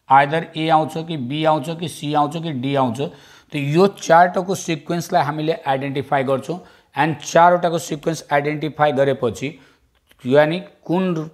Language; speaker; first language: Nepali; non-native, local second language; Bhojpuri